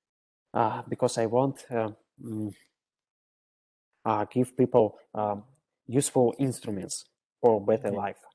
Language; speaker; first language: English; non-native, learner; Russian